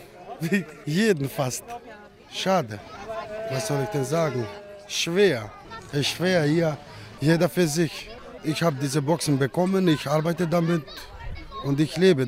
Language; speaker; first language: German; non-native, local second language; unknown